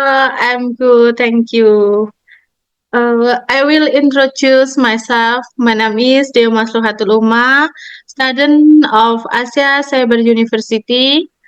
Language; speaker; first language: English; non-native, learner; Indonesian